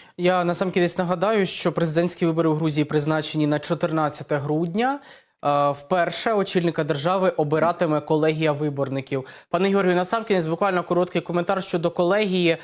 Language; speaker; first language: Ukrainian; native; Ukrainian